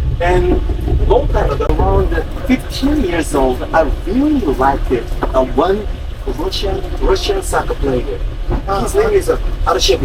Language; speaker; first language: English; non-native, learner; Korean